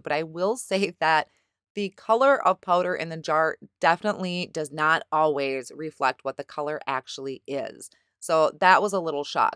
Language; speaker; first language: English; native; English